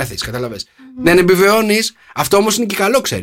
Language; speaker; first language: Greek; native; Greek